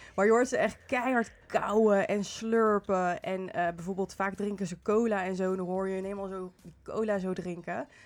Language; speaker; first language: Dutch; early bilingual, other home language; Indonesian